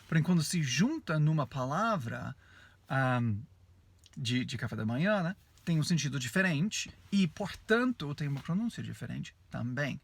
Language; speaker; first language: Portuguese; non-native, fluent; English